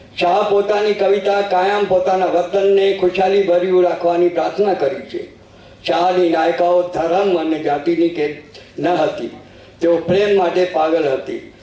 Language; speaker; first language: Gujarati; non-native, local second language; Sindhi